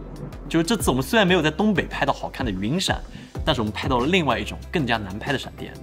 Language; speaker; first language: Chinese; native; Chinese